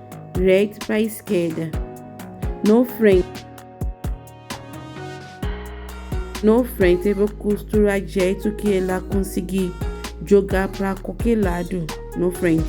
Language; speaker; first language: Portuguese; non-native, learner; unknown